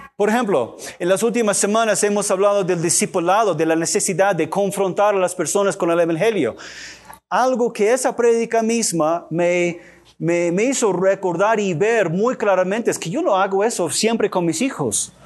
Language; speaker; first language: Spanish; non-native, fluent; English